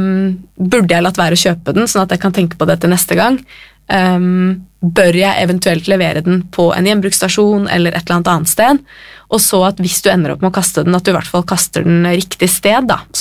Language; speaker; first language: Norwegian; native; Norwegian